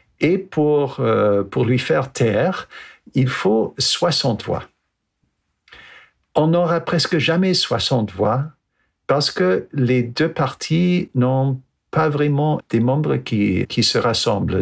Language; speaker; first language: French; non-native, fluent; English